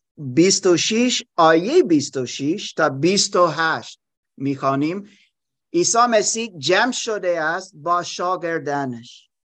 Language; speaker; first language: Persian; non-native, learner; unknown